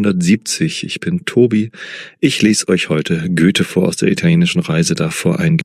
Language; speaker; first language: German; native; German